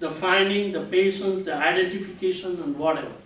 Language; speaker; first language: English; non-native, local second language; Gujarati